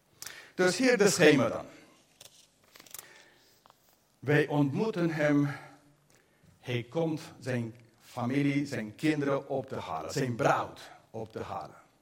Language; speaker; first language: Dutch; non-native, fluent; English